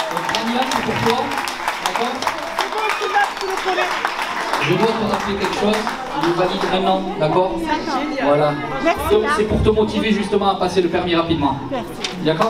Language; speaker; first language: French; native; French